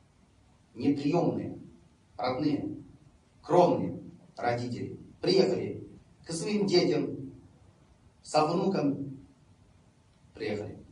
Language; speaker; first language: Russian; non-native, fluent; Chinese